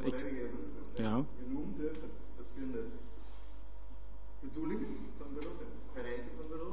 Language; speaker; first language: Dutch; non-native, fluent; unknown